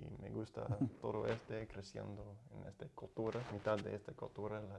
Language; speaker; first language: Spanish; non-native, learner; English